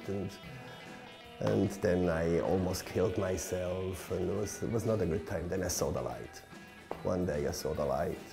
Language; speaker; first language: English; non-native, fluent; Swiss German